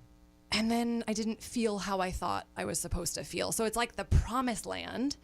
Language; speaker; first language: English; native; English